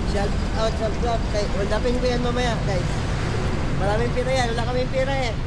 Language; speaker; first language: Filipino; non-native, local second language; Hiligaynon